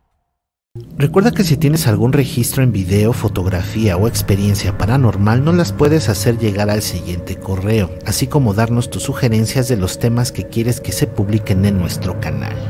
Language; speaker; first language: Spanish; native; Spanish